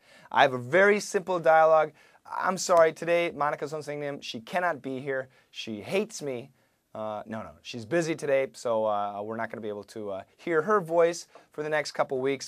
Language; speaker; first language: English; native; English